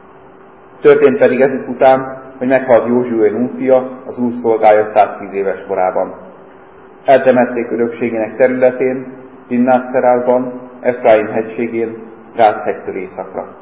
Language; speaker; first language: Hungarian; native; Hungarian